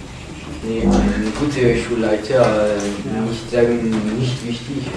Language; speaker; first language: German; non-native, learner; French